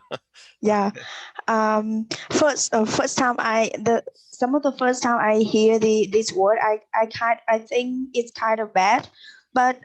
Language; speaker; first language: English; non-native, learner; Vietnamese